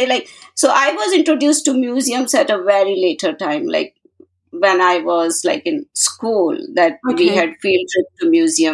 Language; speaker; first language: English; non-native, local second language; Hindi